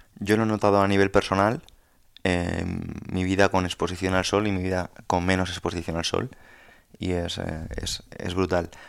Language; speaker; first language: Spanish; native; Spanish